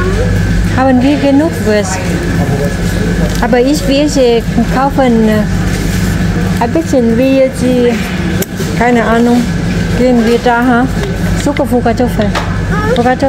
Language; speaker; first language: German; non-native, learner; Vietnamese